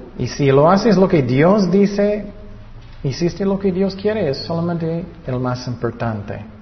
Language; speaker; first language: Spanish; non-native, fluent; English